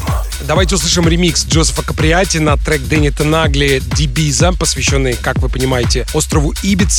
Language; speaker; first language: Russian; native; Russian